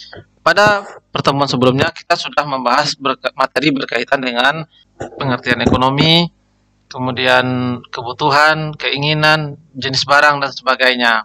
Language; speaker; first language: Indonesian; native; Indonesian